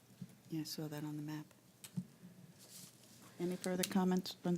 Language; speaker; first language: English; native; English